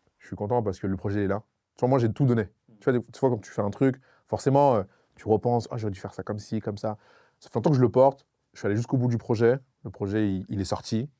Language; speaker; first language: French; non-native, local second language; Sango